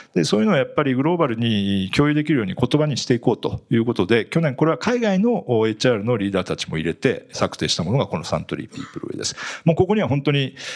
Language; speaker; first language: Japanese; native; Japanese